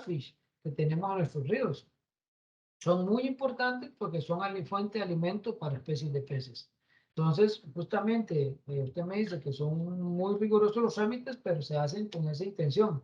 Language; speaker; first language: Spanish; native; Spanish